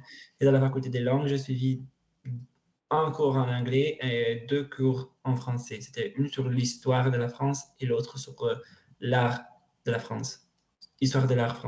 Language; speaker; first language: French; non-native, learner; Italian